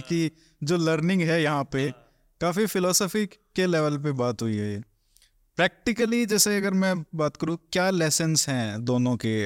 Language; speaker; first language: Hindi; native; Hindi